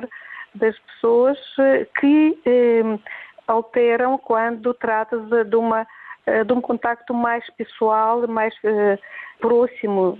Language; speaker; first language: Portuguese; non-native, fluent; Russian